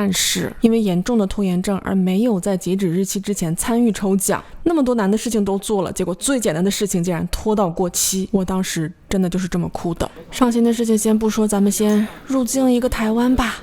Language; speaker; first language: Chinese; native; Chinese